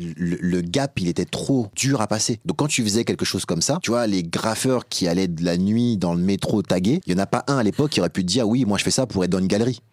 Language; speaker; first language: French; native; French